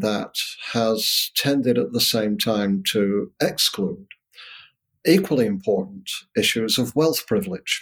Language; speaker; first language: English; native; English